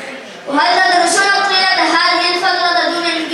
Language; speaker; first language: Arabic; non-native, learner; Urdu